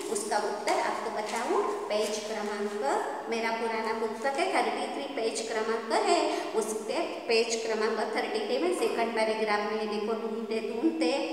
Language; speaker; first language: Hindi; non-native, local second language; Kannada